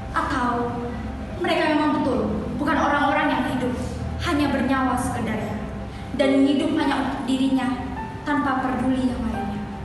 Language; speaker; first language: Indonesian; native; Indonesian